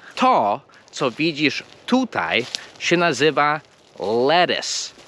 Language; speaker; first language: Polish; non-native, fluent; English